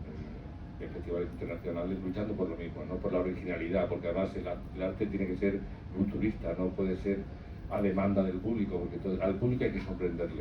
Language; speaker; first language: Spanish; native; Spanish